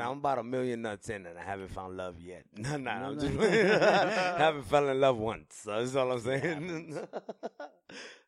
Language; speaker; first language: English; native; English